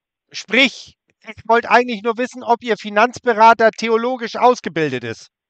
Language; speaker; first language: German; native; German